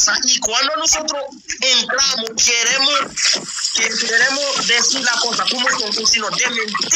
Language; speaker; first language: Spanish; non-native, fluent; Haitian Creole